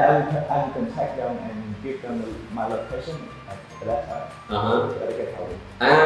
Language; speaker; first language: English; non-native, learner; Vietnamese